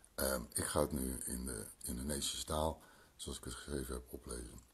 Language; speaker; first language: Dutch; early bilingual, other home language; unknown